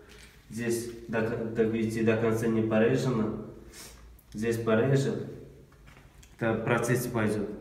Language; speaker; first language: Russian; non-native, local second language; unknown